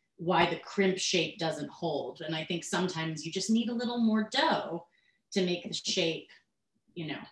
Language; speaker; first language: English; native; English